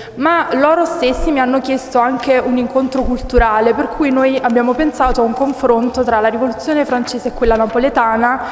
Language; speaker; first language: Italian; native; Italian